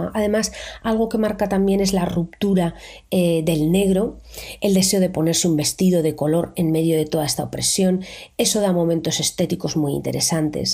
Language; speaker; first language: Spanish; native; Spanish